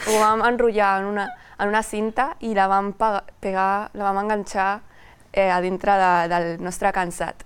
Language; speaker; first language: Catalan; non-native, local second language; Spanish